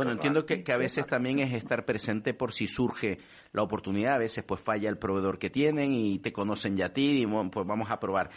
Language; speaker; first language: Spanish; native; Spanish